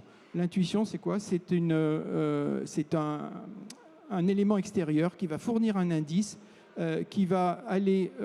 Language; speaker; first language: French; native; French